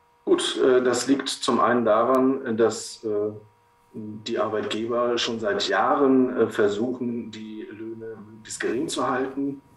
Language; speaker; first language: German; native; German